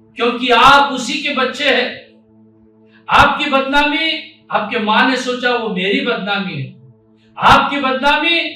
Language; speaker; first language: Hindi; non-native, local second language; Marathi